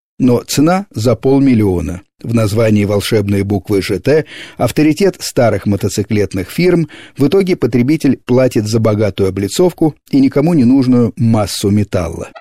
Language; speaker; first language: Russian; native; Russian